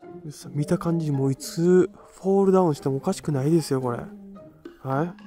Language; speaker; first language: Japanese; native; Japanese